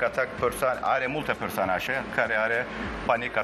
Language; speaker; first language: Romanian; non-native, learner; Turkish